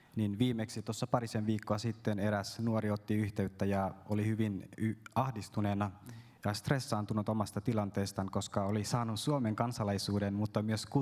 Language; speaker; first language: Finnish; early bilingual, other home language; Persian